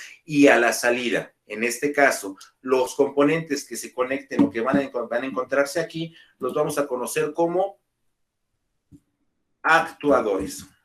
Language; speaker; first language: Spanish; native; Spanish